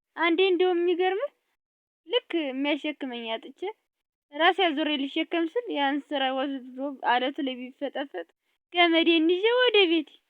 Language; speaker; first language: Amharic; native; Amharic